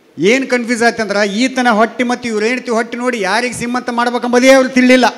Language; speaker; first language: Kannada; native; Kannada